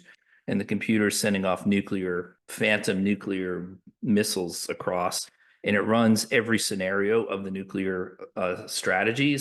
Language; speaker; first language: English; native; English